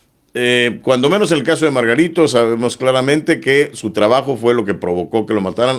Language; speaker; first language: Spanish; native; Spanish